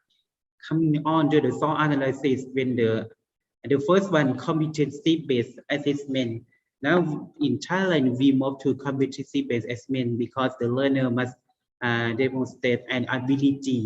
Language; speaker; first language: English; non-native, learner; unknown